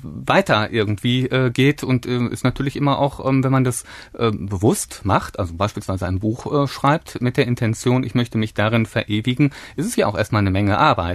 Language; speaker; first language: German; native; German